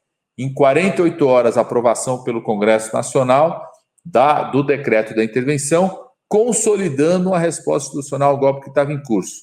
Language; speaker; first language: Portuguese; native; Portuguese